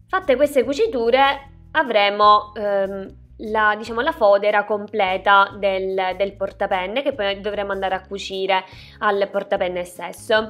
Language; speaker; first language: Italian; native; Italian